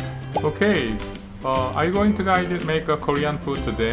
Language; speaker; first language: English; non-native, learner; Korean